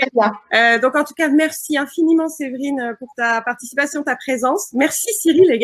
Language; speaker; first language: French; native; French